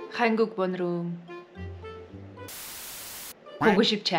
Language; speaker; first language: Korean; non-native, learner; Russian